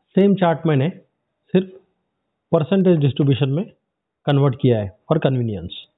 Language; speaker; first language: Hindi; non-native, local second language; Marathi